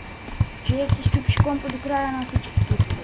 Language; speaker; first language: Bulgarian; native; Bulgarian